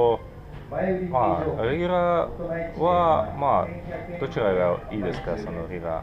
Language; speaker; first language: Japanese; non-native, learner; Russian